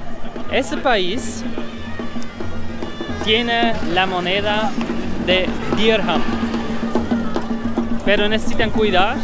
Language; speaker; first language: Spanish; non-native, learner; German